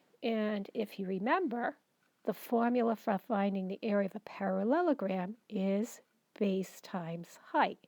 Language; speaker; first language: English; native; English